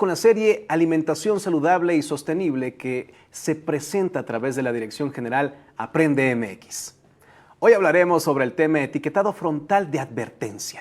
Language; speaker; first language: Spanish; native; Spanish